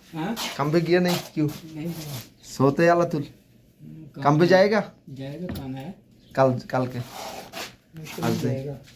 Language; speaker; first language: Hindi; non-native, learner; Bangla